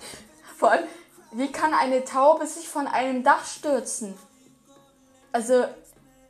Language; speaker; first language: German; native; German